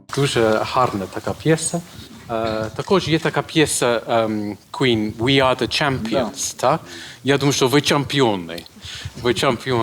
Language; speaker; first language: Ukrainian; non-native, fluent; English